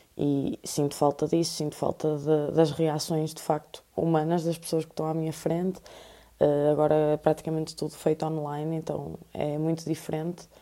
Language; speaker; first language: Portuguese; native; Portuguese